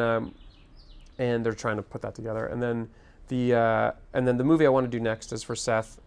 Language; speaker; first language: English; native; English